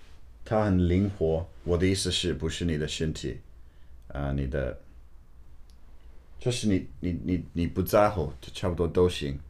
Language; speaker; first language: Chinese; non-native, learner; English